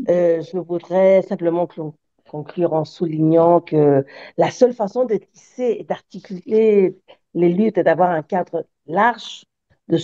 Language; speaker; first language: French; non-native, fluent; Spanish